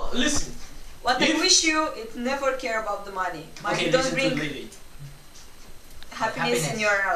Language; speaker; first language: English; non-native, local second language; Romanian